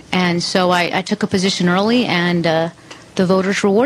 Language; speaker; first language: English; native; English